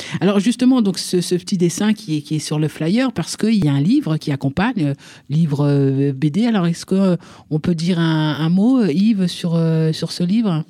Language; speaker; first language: French; native; French